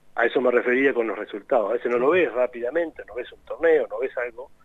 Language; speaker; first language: Spanish; native; Spanish